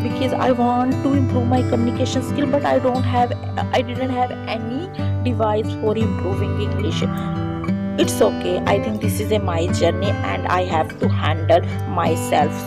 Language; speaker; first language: English; non-native, learner; Hindi